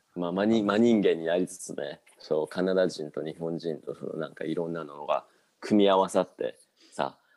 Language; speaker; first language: Japanese; native; Japanese